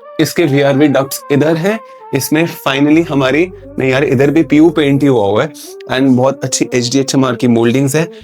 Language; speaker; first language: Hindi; native; Hindi